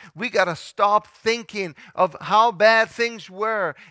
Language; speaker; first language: English; early bilingual, other home language; Italian